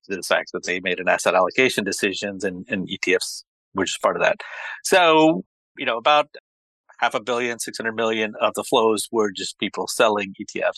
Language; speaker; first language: English; native; English